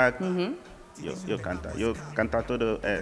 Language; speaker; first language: Spanish; non-native, learner; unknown